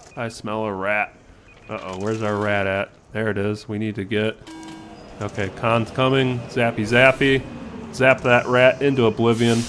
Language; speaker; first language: English; native; English